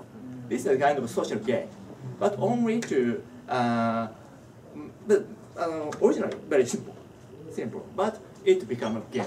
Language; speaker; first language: English; non-native, learner; Japanese